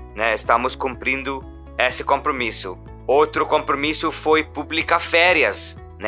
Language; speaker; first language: Portuguese; non-native, learner; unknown